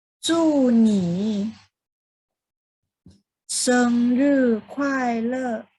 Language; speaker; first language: Chinese; non-native, fluent; Thai